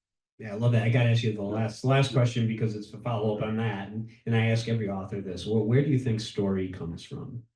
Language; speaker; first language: English; native; English